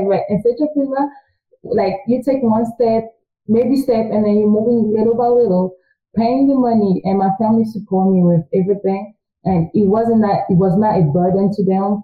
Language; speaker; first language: English; early bilingual, other home language; French